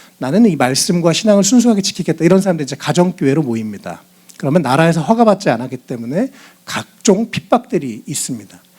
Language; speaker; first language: Korean; native; Korean